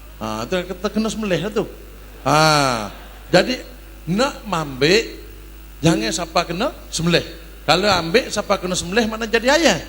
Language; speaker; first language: Malay; native; Malay